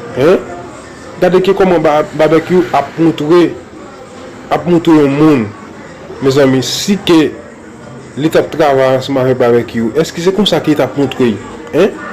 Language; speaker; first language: Haitian Creole; native; Haitian Creole